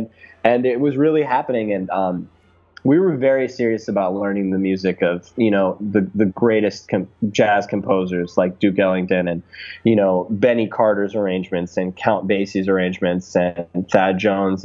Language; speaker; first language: English; native; English